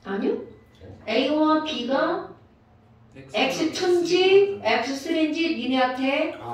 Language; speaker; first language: Korean; native; Korean